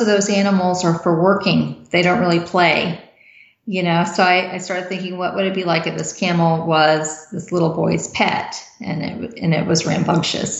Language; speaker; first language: English; native; English